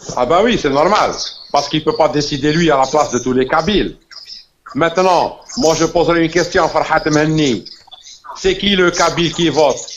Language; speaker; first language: French; non-native, local second language; Arabic